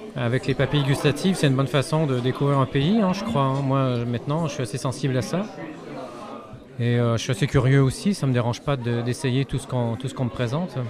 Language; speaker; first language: French; native; French